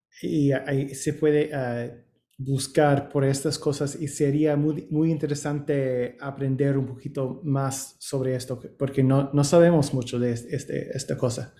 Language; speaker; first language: Spanish; non-native, learner; English